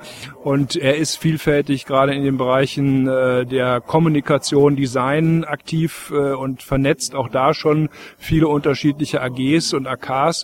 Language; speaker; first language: German; native; German